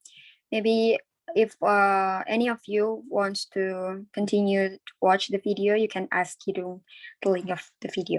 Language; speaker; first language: English; non-native, learner; Indonesian